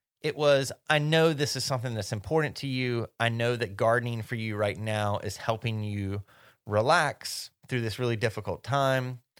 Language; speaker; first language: English; native; English